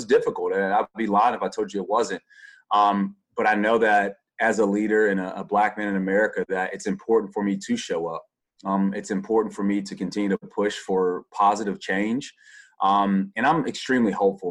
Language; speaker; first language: English; native; English